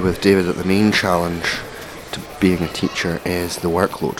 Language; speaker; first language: English; native; English